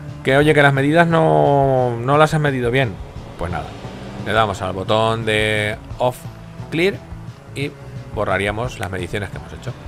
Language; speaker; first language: Spanish; native; Spanish